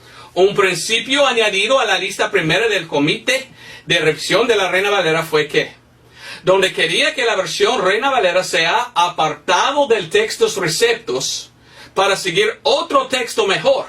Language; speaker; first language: Spanish; non-native, fluent; English